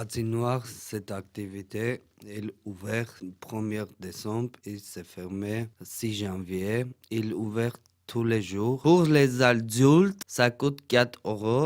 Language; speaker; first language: French; non-native, learner; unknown